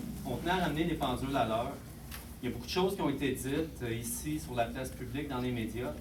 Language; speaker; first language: French; native; French